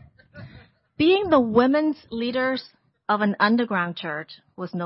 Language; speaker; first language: English; non-native, local second language; Cantonese